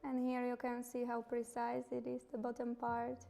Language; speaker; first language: English; non-native, fluent; Slovak